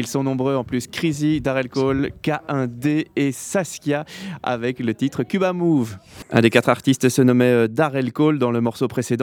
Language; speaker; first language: French; native; French